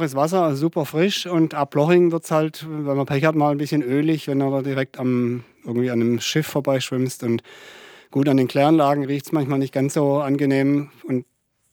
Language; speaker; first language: German; native; German